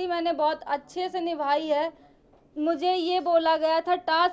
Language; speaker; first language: Hindi; native; Hindi